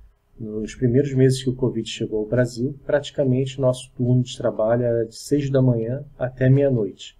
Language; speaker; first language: Portuguese; native; Portuguese